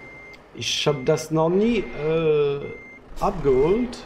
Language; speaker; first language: German; non-native, learner; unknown